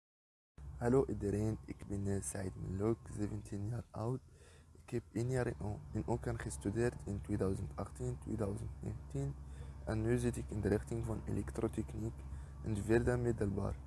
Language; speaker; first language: Dutch; non-native, learner; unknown